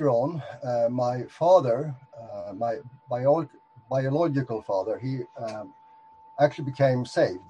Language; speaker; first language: English; non-native, fluent; Swedish